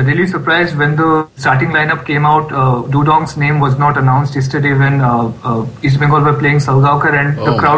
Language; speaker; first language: English; non-native, local second language; Bangla